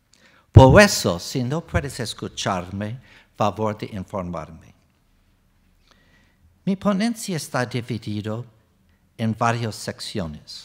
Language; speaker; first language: Spanish; non-native, fluent; English